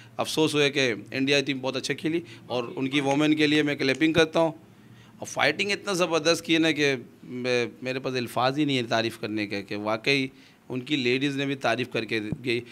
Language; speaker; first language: Urdu; non-native, local second language; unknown